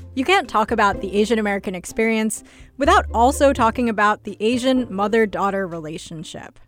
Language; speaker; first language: English; native; English